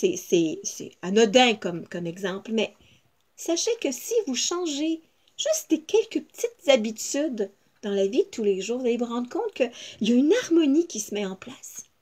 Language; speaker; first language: French; native; French